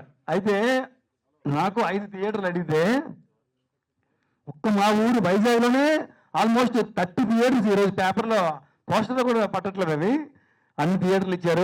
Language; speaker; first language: Telugu; native; Telugu